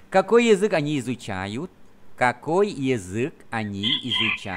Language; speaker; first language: Russian; non-native, fluent; Vietnamese